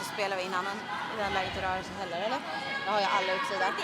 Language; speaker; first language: Swedish; native; Swedish